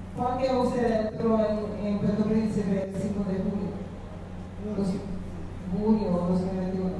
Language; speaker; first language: Spanish; non-native, fluent; Haitian Creole